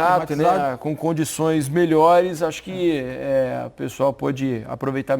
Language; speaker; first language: Portuguese; native; Portuguese